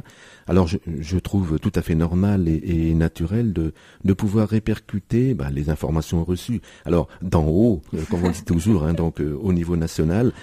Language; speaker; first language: French; native; French